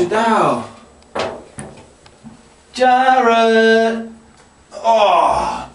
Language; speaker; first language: Chinese; non-native, learner; English